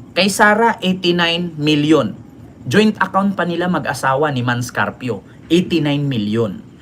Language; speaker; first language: Filipino; native; Filipino